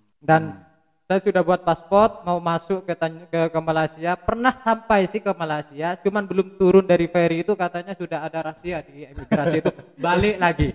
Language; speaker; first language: Indonesian; non-native, local second language; Madurese